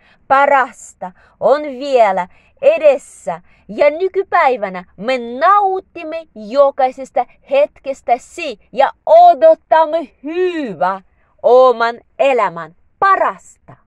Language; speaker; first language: Finnish; non-native, learner; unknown